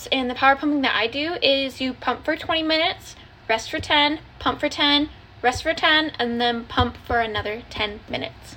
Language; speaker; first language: English; native; English